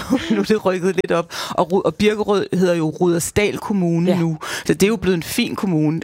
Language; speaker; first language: Danish; native; Danish